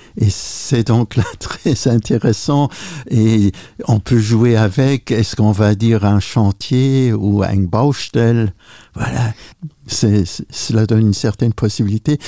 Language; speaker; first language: French; non-native, local second language; Luxembourgish